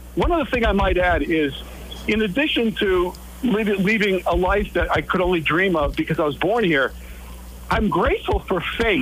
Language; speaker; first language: English; native; English